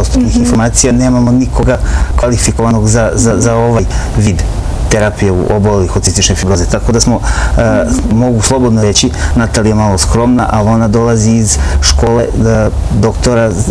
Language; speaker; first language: Serbian; native; Serbian